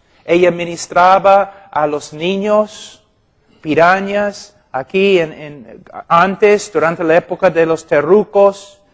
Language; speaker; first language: Spanish; non-native, fluent; English